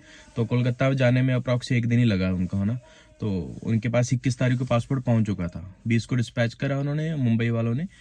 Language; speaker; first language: Hindi; native; Hindi